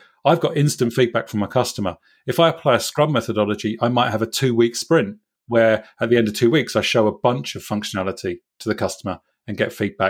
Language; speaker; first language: English; native; English